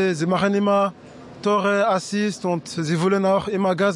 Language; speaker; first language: German; non-native, learner; French